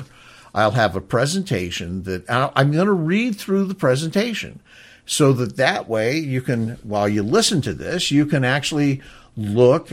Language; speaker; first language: English; native; English